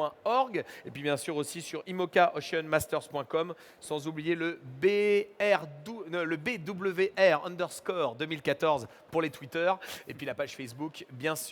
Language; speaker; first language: French; native; French